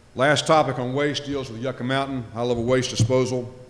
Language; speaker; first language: English; native; English